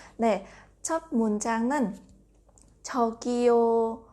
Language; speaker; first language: Korean; non-native, fluent; Vietnamese